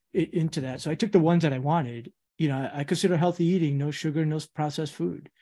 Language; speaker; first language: English; native; English